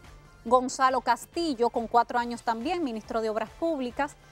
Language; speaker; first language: Spanish; native; Spanish